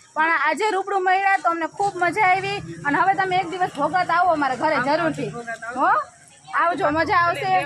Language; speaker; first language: Gujarati; native; Gujarati